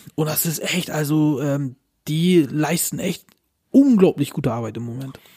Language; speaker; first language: German; early bilingual, other home language; Turkish